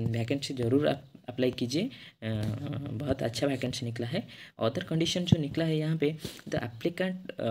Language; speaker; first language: Hindi; non-native, local second language; Odia